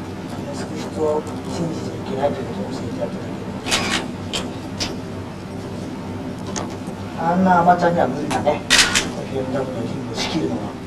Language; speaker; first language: Japanese; native; Japanese